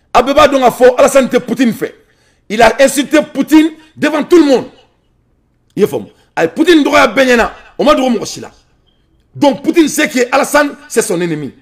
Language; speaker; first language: French; non-native, local second language; Bambara